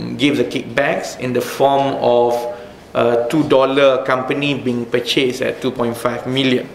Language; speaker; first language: English; non-native, local second language; Malay